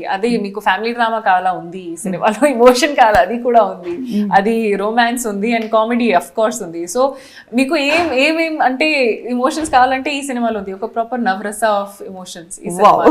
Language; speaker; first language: Telugu; non-native, fluent; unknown